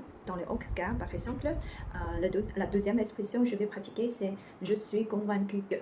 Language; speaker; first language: French; non-native, learner; Chinese